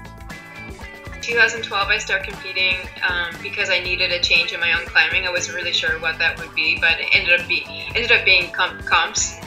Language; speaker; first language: English; native; English